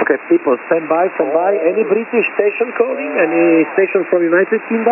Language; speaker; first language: English; non-native, fluent; Italian